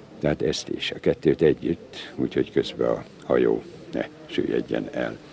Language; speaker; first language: Hungarian; native; Hungarian